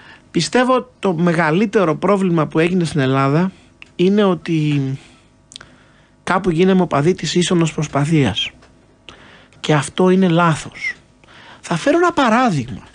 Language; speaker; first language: Greek; native; Greek